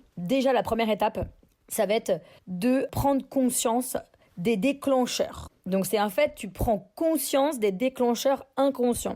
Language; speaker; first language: French; native; French